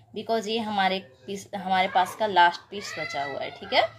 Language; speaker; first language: Hindi; native; Hindi